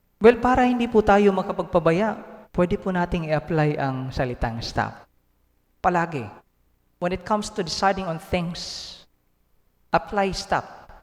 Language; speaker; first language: Filipino; non-native, local second language; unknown